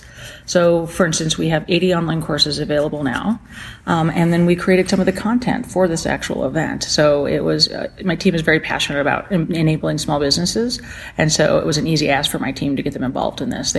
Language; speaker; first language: English; native; English